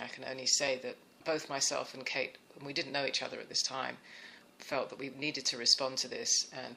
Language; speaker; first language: English; native; English